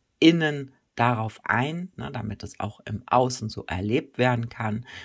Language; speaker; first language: German; native; German